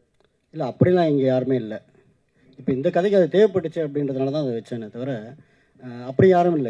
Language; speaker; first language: Tamil; native; Tamil